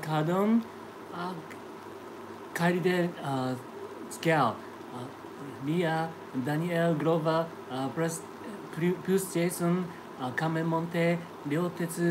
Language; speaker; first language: English; non-native, learner; Japanese